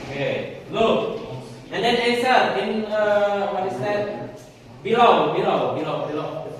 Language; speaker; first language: English; non-native, learner; Indonesian